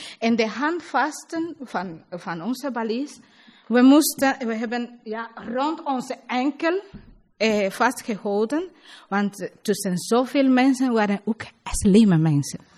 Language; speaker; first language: Dutch; non-native, learner; Spanish